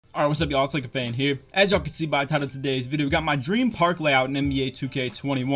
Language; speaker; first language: English; native; English